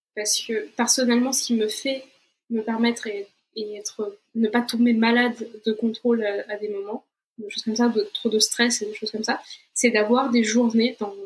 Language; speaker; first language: French; non-native, fluent; Portuguese